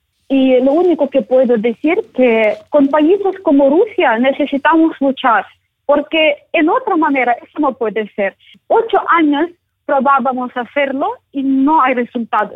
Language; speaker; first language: Spanish; non-native, learner; Ukrainian